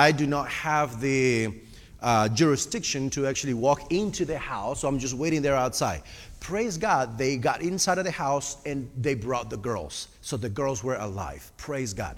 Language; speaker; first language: English; non-native, fluent; Spanish